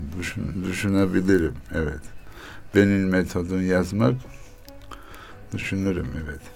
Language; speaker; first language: Turkish; non-native, learner; Armenian